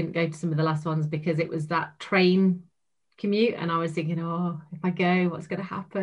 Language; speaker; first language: English; native; English